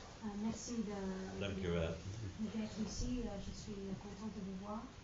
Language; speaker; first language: French; non-native, learner; Dutch